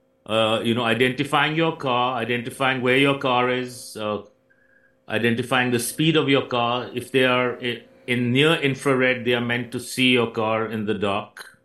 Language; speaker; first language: English; non-native, local second language; Hindi